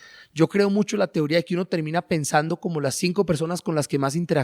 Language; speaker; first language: Spanish; native; Spanish